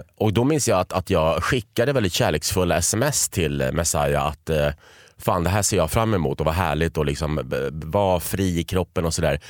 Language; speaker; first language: Swedish; native; Swedish